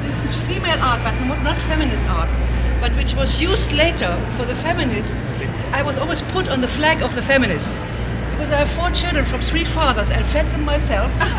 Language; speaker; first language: English; non-native, fluent; German